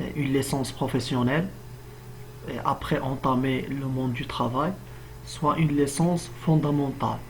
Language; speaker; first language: French; non-native, local second language; Arabic